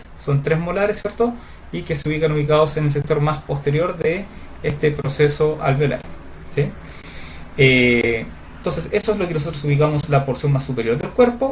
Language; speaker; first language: Spanish; native; Spanish